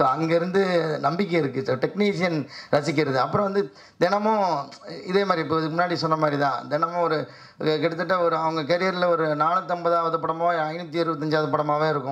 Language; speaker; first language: Tamil; native; Tamil